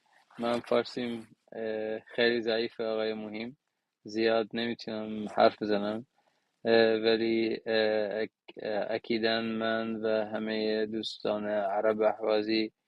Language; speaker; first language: Persian; non-native, local second language; Arabic